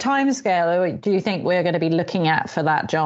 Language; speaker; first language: English; native; English